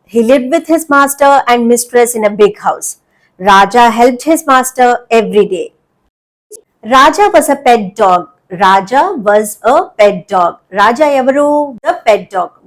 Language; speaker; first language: English; non-native, local second language; Telugu